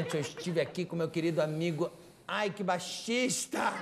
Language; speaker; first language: Portuguese; native; Portuguese